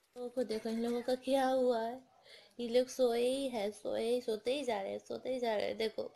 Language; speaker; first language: Hindi; non-native, local second language; Bangla